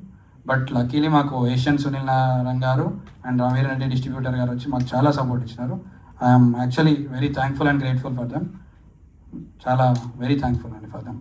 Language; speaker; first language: Telugu; native; Telugu